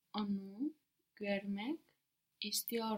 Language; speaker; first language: Turkish; non-native, learner; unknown